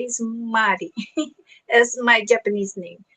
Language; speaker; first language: English; non-native, learner; Portuguese